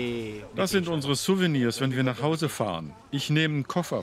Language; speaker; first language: German; non-native, fluent; Romanian